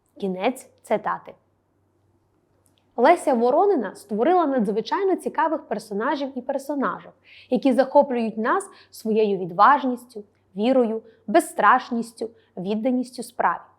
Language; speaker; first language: Ukrainian; native; Ukrainian